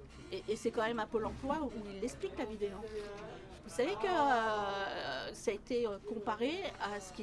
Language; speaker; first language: French; native; French